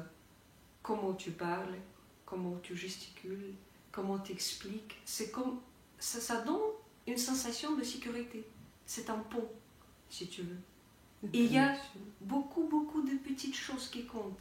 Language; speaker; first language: French; non-native, fluent; Russian